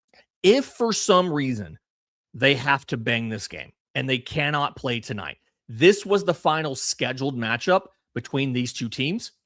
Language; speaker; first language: English; native; English